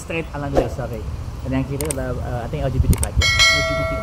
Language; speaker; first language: Indonesian; native; Indonesian